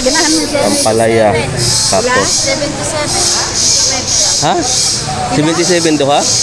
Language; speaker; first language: Filipino; non-native, local second language; Waray